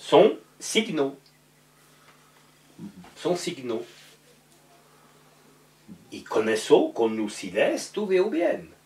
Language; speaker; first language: Spanish; non-native, learner; French